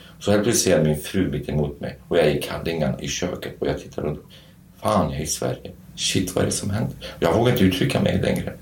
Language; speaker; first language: Swedish; non-native, fluent; Kurdish